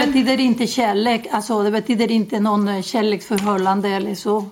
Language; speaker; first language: Swedish; non-native, learner; Spanish